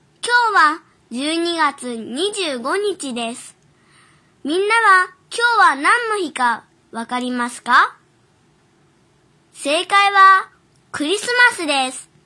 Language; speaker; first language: Japanese; non-native, fluent; Chinese